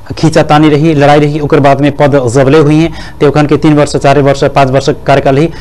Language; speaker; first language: Bhojpuri; non-native, local second language; Rana Tharu